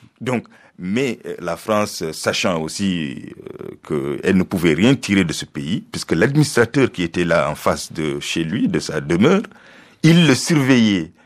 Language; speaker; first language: French; non-native, local second language; Fula